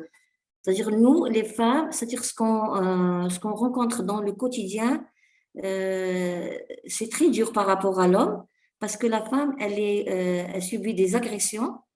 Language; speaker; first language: French; non-native, fluent; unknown